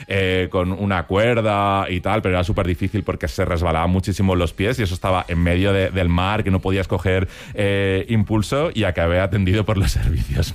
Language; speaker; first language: Spanish; native; Spanish